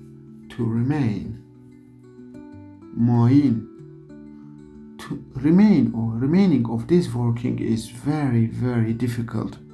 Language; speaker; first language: English; non-native, learner; Kurdish